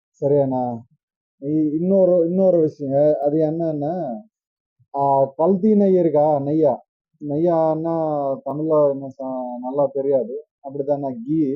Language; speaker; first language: Tamil; non-native, learner; Telugu